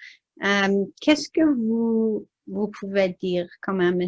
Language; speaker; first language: French; non-native, learner; English